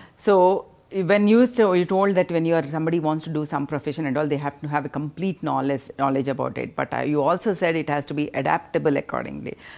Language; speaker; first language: English; non-native, local second language; Telugu